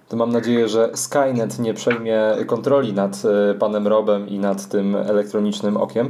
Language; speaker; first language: Polish; native; Polish